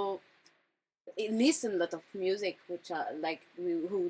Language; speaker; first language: English; non-native, fluent; French